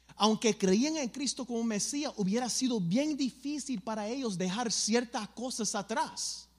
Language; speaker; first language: Spanish; early bilingual, other home language; English